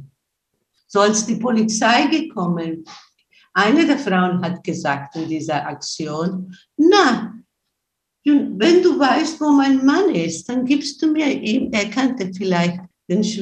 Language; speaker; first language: German; non-native, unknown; Spanish